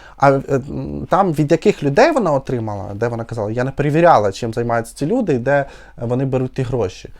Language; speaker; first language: Ukrainian; non-native, local second language; Russian